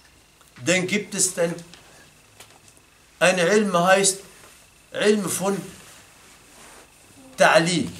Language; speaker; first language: German; non-native, fluent; Arabic